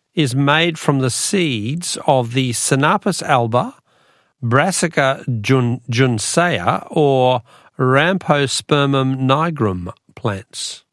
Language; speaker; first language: English; native; English